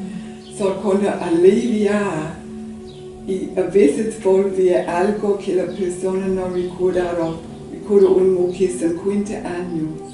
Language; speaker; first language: Spanish; non-native, learner; English